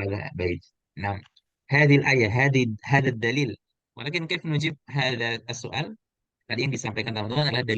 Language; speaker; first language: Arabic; non-native, fluent; Indonesian